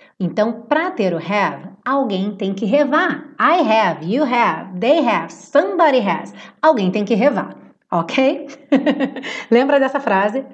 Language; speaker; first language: Portuguese; native; Portuguese